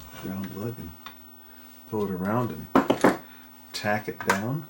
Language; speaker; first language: English; native; English